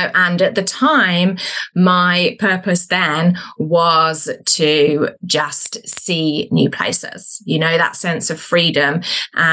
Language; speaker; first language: English; native; English